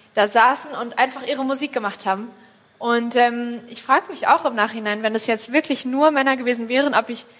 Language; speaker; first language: German; native; German